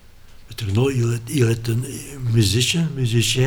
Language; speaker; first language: French; non-native, local second language; Dutch